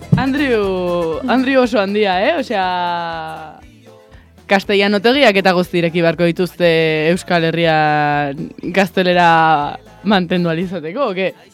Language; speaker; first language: Basque; non-native, local second language; Spanish